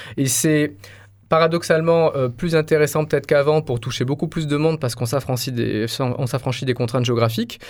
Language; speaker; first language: French; native; French